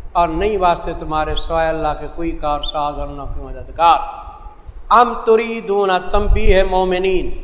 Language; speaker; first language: Urdu; non-native, local second language; Saraiki